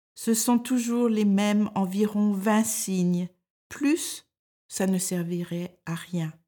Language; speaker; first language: French; native; French